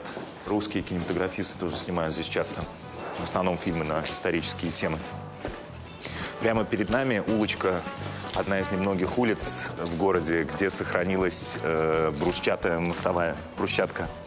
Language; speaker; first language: Russian; native; Russian